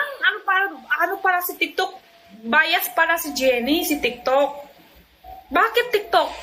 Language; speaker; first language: Filipino; non-native, learner; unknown